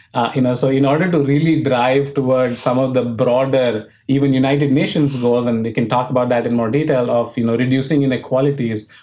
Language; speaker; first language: English; non-native, local second language; Hindi